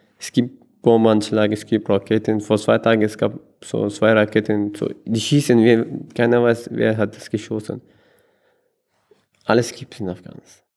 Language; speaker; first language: German; non-native, learner; Persian